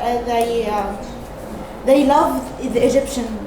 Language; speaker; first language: English; non-native, learner; Arabic